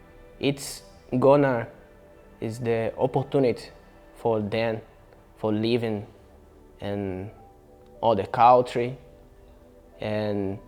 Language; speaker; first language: English; non-native, learner; Portuguese